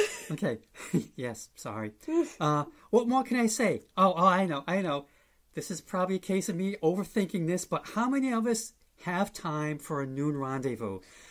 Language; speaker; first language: English; native; English